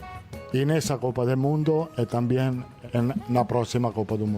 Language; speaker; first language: Portuguese; non-native, fluent; Italian